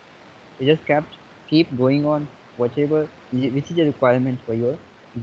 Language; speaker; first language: English; non-native, fluent; Hindi